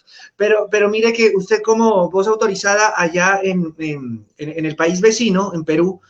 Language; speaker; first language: Spanish; native; Spanish